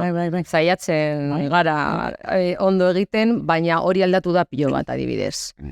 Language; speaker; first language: Basque; non-native, local second language; Spanish